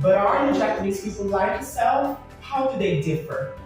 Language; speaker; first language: English; non-native, fluent; Portuguese